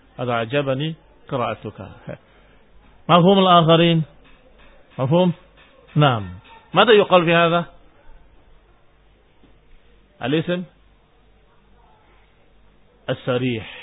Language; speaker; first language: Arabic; non-native, fluent; Indonesian